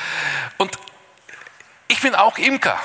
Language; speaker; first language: German; non-native, fluent; Bulgarian